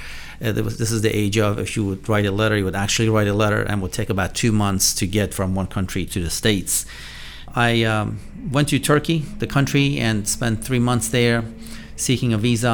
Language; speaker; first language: English; non-native, fluent; Persian